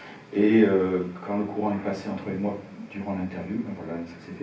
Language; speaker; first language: French; native; French